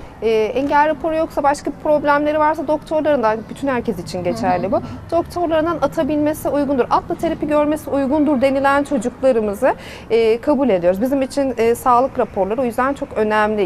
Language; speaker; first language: Turkish; native; Turkish